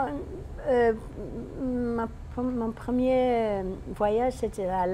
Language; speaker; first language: French; non-native, fluent; English